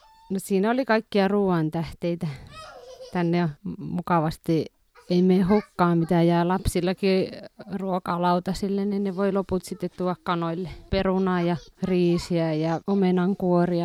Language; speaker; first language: Finnish; native; Finnish